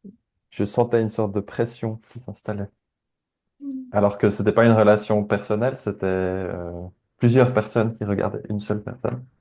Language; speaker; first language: French; native; French